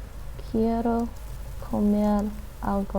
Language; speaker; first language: Spanish; non-native, learner; English